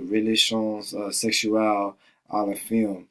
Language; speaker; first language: French; non-native, learner; English